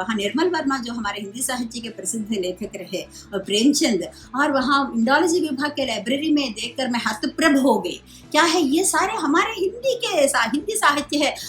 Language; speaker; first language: Hindi; non-native, local second language; Telugu